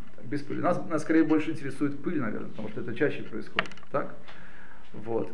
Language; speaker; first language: Russian; early bilingual, heritage; Russian